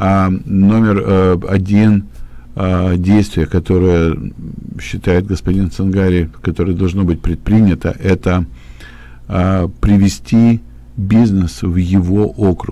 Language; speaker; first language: Russian; native; Russian